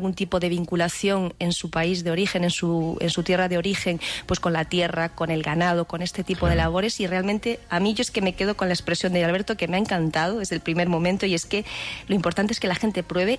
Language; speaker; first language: Spanish; native; Spanish